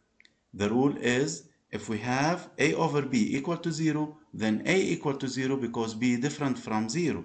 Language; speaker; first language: English; non-native, local second language; Arabic